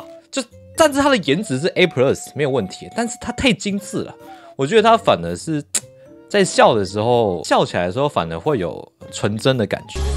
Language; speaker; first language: Chinese; native; Chinese